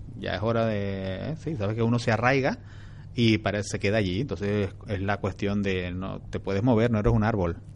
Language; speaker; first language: Spanish; native; Spanish